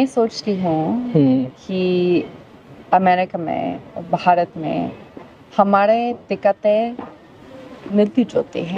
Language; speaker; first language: Hindi; non-native, learner; English